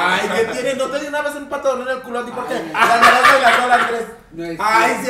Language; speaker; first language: Spanish; native; Spanish